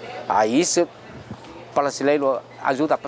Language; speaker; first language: Portuguese; non-native, learner; Chinese